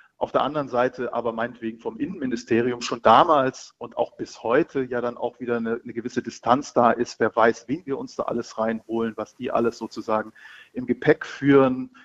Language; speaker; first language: German; early bilingual, other home language; Greek